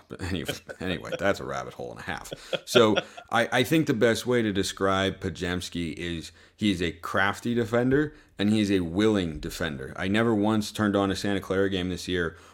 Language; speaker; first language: English; native; English